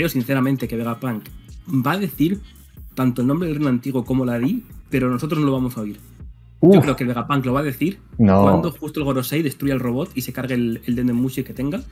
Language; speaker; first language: Spanish; native; Spanish